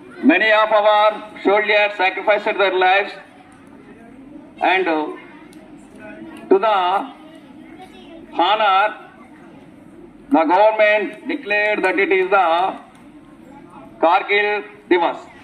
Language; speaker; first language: English; non-native, local second language; Telugu